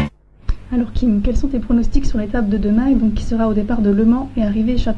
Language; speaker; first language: French; native; French